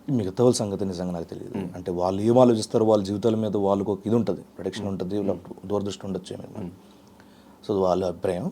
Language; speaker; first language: Telugu; native; Telugu